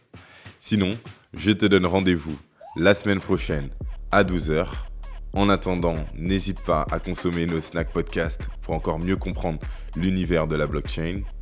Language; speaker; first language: French; native; French